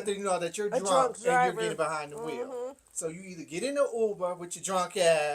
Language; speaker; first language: English; native; English